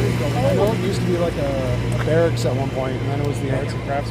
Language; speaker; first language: English; native; English